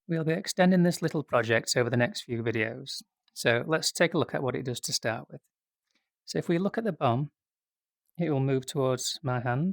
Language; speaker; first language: English; native; English